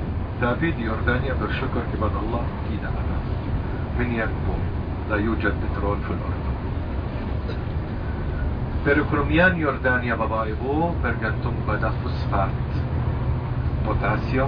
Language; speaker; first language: Indonesian; non-native, fluent; Arabic